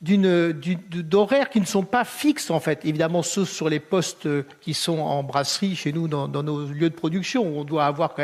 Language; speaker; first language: French; native; French